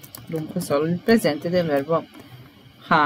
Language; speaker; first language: Italian; non-native, fluent; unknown